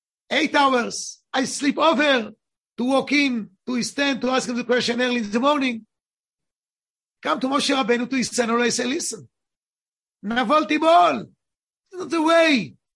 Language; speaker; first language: English; non-native, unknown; Hebrew